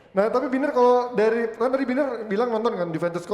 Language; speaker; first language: Indonesian; native; Indonesian